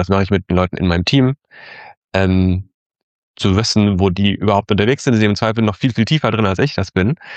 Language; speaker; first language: German; native; German